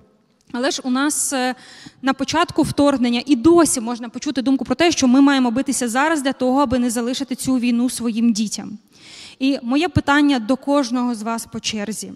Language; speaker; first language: Ukrainian; native; Ukrainian